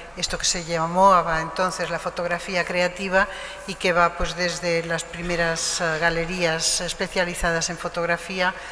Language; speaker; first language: Spanish; native; Spanish